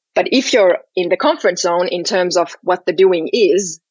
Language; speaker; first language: English; non-native, fluent; Finnish